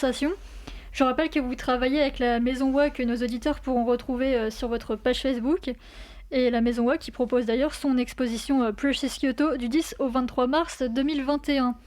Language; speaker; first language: French; native; French